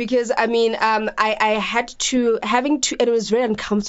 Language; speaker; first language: English; non-native, local second language; Tswana